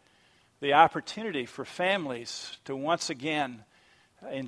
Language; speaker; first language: English; native; English